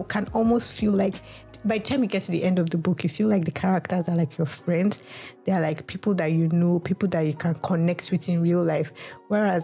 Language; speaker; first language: English; non-native, local second language; Yoruba